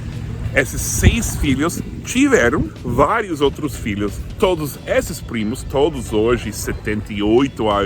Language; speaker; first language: Portuguese; non-native, fluent; English